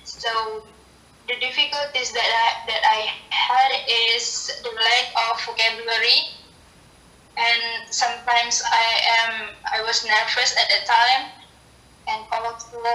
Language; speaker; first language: English; non-native, learner; Indonesian